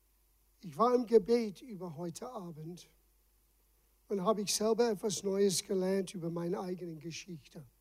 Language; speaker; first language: German; non-native, fluent; English